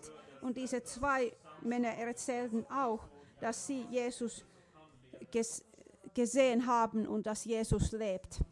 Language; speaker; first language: German; non-native, fluent; Finnish